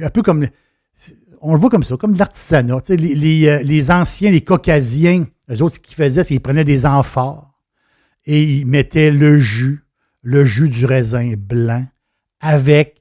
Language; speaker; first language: French; native; French